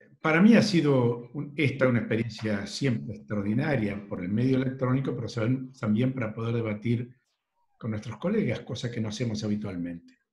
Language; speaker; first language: Spanish; native; Spanish